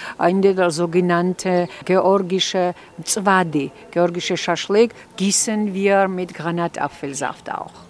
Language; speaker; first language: German; non-native, fluent; Georgian